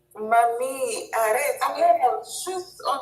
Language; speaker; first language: French; non-native, learner; English